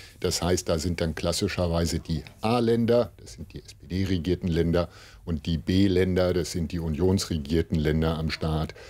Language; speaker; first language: German; native; German